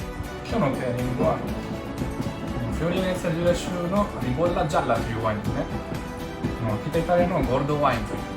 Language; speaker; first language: Japanese; non-native, fluent; Italian